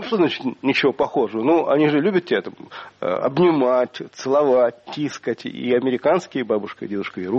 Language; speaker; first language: Russian; native; Russian